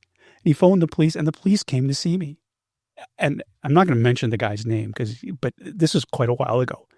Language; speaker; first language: English; native; English